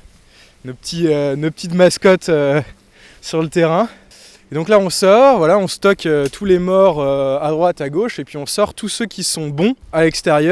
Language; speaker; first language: French; native; French